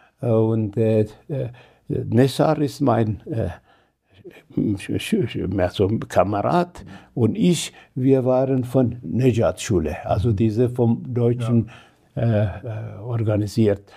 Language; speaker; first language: German; non-native, fluent; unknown